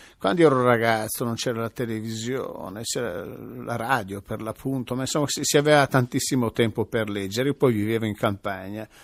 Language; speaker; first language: Italian; native; Italian